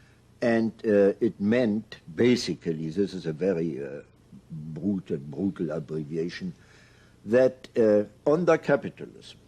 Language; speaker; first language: English; non-native, fluent; German